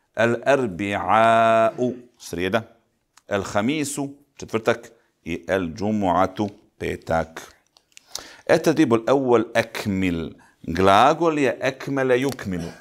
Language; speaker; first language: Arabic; non-native, fluent; Bosnian